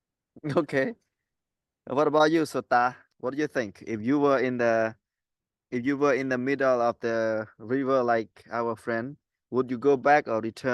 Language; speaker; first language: English; non-native, fluent; Khmer